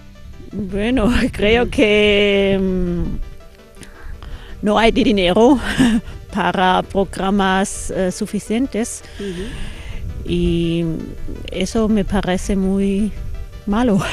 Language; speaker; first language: Spanish; non-native, fluent; German